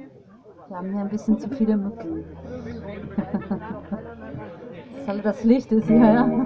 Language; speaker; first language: German; non-native, learner; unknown